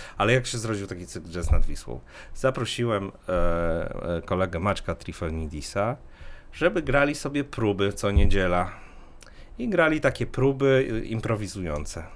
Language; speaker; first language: Polish; native; Polish